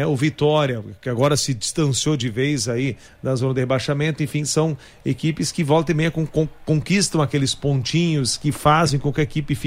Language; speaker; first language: Portuguese; native; Portuguese